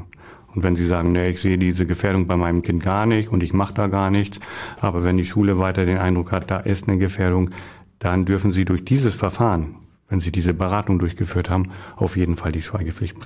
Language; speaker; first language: German; native; German